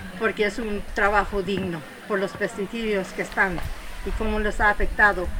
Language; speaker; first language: Spanish; early bilingual, heritage; Spanish